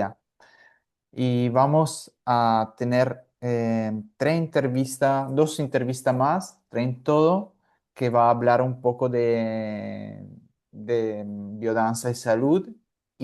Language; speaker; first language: Spanish; non-native, fluent; Italian